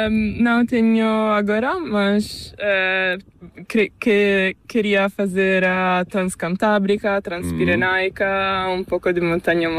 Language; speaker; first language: Spanish; non-native, learner; Italian